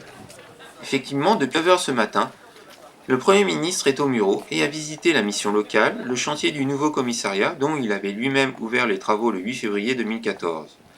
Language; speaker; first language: French; native; French